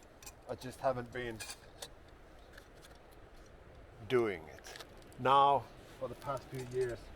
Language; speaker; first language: English; non-native, fluent; Finnish